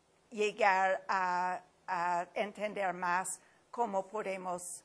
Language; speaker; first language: Spanish; non-native, fluent; English